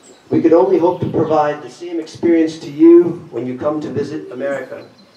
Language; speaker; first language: English; native; English